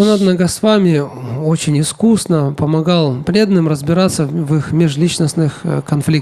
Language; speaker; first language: Russian; native; Russian